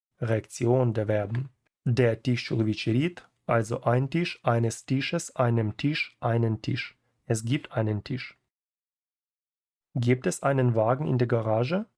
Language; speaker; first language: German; non-native, fluent; Ukrainian